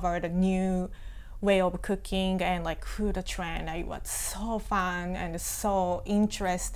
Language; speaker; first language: English; non-native, fluent; Japanese